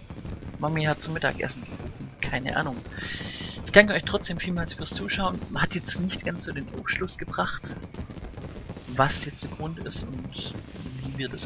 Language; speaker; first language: German; native; German